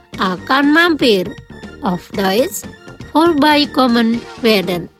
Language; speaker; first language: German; non-native, fluent; Indonesian